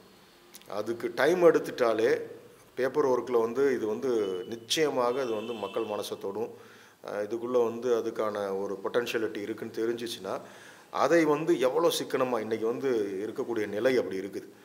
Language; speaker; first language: Tamil; native; Tamil